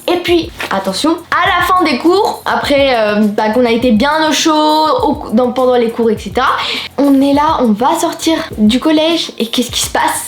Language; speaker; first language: French; native; French